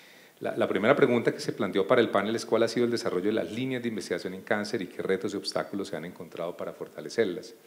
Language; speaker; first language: Spanish; native; Spanish